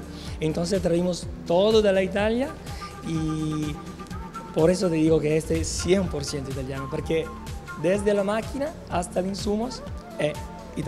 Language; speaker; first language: Spanish; non-native, fluent; Italian